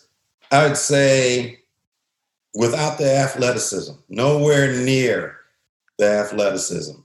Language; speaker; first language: English; native; English